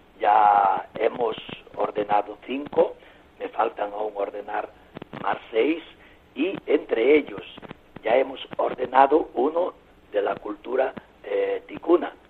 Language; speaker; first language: Spanish; native; Spanish